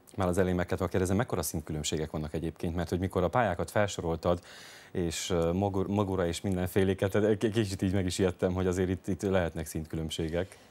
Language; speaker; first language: Hungarian; native; Hungarian